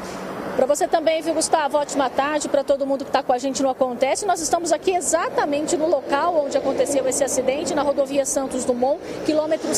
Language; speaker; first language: Portuguese; native; Portuguese